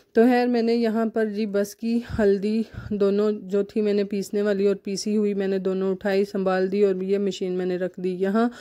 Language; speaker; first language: Urdu; non-native, local second language; Punjabi